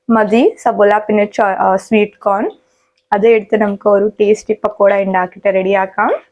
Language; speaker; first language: Malayalam; non-native, local second language; Hindi